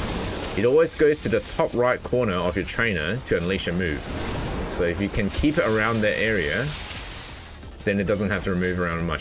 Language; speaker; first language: English; native; English